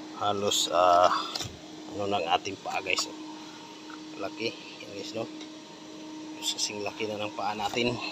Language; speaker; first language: Filipino; non-native, local second language; Cebuano